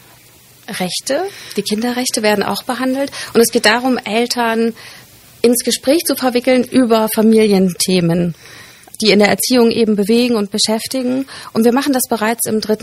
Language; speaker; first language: German; native; German